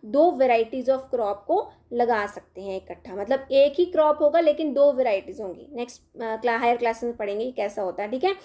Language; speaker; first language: Hindi; non-native, local second language; Dogri